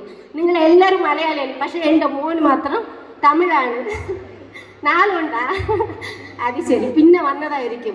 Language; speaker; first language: Malayalam; non-native, learner; Tamil